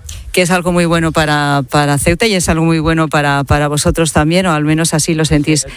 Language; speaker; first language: Spanish; native; Spanish